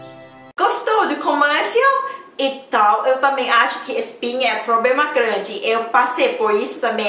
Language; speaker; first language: Portuguese; non-native, learner; Thai